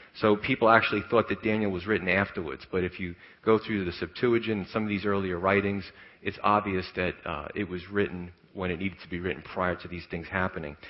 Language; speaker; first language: English; native; English